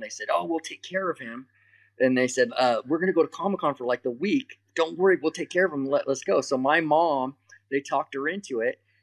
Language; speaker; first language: English; native; English